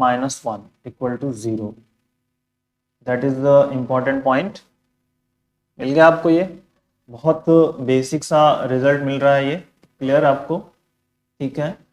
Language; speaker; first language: Hindi; native; Hindi